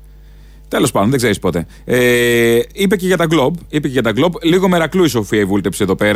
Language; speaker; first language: Greek; native; Greek